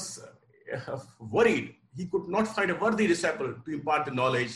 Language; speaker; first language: English; non-native, local second language; Kashmiri